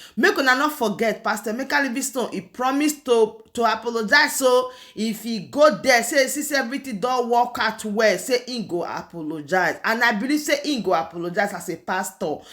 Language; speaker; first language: Nigerian Pidgin; non-native, local second language; Igbo